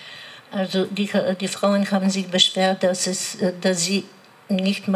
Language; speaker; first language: German; non-native, learner; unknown